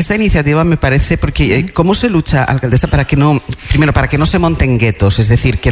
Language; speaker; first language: Spanish; native; Spanish